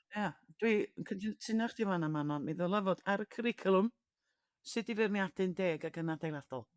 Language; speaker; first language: Welsh; native; Welsh